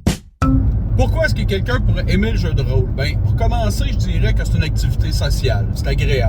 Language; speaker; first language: French; native; French